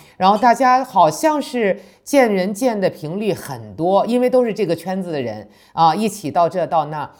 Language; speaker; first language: Chinese; native; Chinese